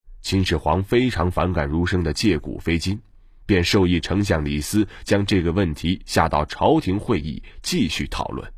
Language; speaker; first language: Chinese; native; Chinese